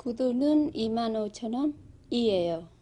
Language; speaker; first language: Korean; non-native, learner; Vietnamese